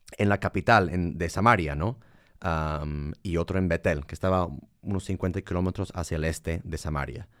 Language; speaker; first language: Spanish; non-native, fluent; English